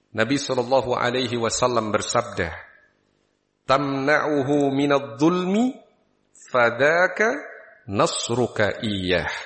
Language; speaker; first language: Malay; non-native, local second language; Javanese